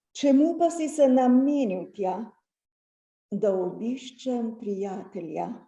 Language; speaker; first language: Slovenian; native; Slovenian